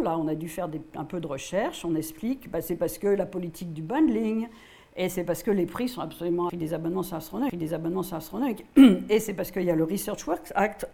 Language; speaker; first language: French; native; French